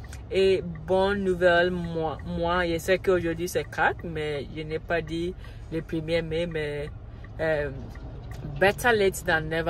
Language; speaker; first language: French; non-native, learner; Akan